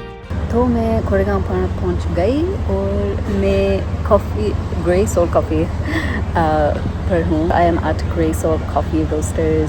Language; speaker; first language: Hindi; non-native, learner; English